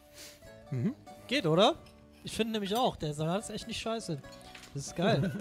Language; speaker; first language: German; native; German